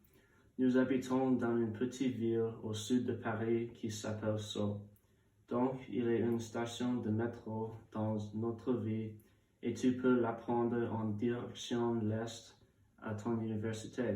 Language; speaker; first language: French; non-native, learner; English